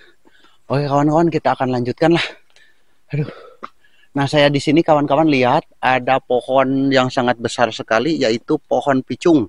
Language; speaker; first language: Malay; non-native, local second language; Sundanese